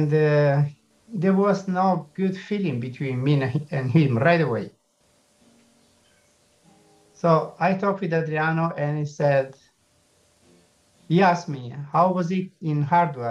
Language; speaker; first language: English; non-native, fluent; Italian